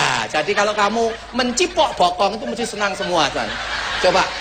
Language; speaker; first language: Indonesian; non-native, local second language; Javanese